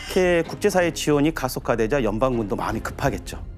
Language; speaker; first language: Korean; native; Korean